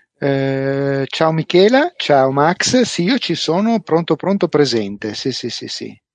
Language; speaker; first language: Italian; native; Italian